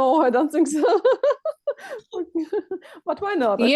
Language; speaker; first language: English; non-native, learner; Russian